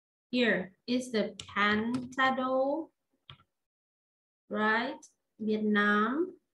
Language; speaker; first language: English; non-native, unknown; Vietnamese